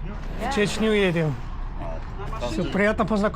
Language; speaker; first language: Russian; non-native, learner; English